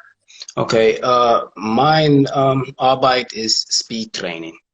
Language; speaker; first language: German; non-native, learner; English